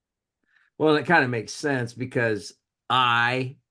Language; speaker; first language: English; native; English